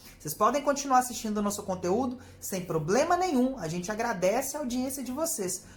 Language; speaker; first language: Portuguese; native; Portuguese